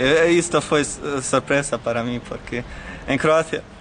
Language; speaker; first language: Galician; non-native, learner; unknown